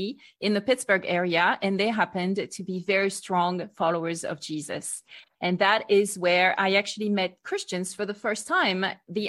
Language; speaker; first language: English; non-native, fluent; French